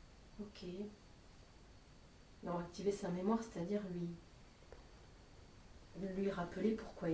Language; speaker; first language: French; native; French